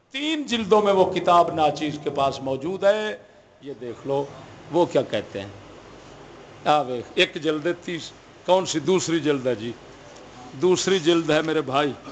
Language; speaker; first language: Urdu; non-native, local second language; Punjabi